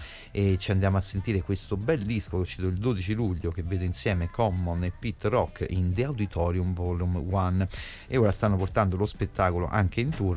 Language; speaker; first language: Italian; native; Italian